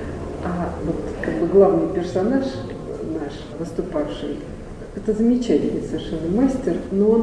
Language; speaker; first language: Russian; native; Russian